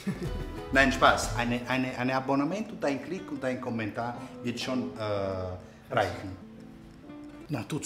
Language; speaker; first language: German; non-native, fluent; Italian